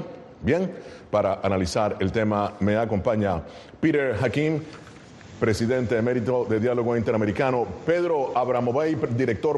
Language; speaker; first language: Spanish; native; Spanish